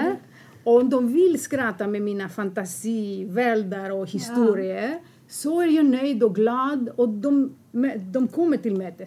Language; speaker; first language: Swedish; non-native, fluent; Greek